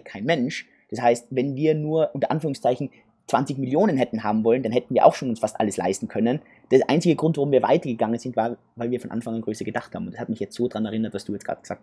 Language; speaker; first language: German; native; German